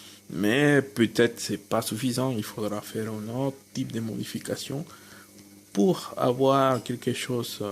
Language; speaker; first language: French; non-native, fluent; Spanish